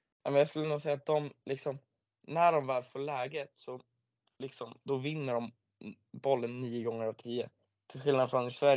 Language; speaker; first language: Swedish; native; Swedish